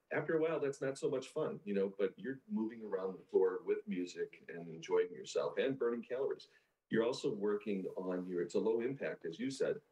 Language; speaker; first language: English; native; English